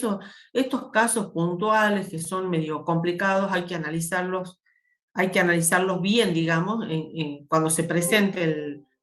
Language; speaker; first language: Spanish; native; Spanish